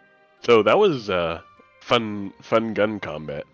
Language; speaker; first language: English; native; English